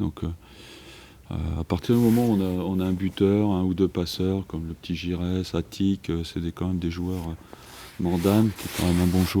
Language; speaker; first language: French; native; French